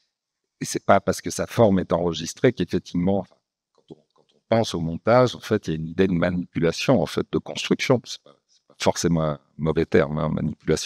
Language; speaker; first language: French; native; French